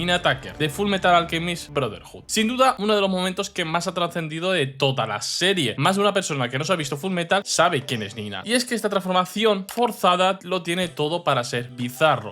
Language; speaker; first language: Spanish; native; Spanish